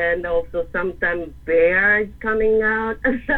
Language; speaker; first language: English; non-native, learner; Japanese